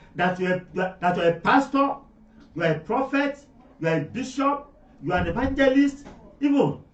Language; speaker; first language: English; non-native, local second language; Yoruba